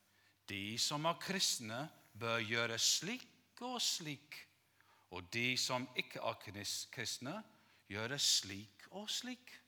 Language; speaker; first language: Norwegian; non-native, fluent; English